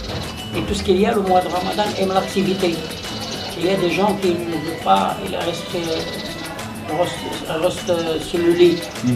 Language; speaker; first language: French; non-native, local second language; Arabic